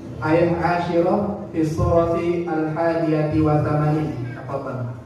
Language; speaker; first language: Arabic; non-native, learner; Indonesian